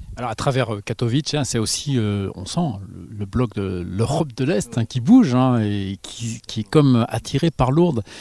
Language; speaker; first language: French; native; French